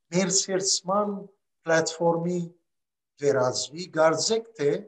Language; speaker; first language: Armenian; early bilingual, other home language; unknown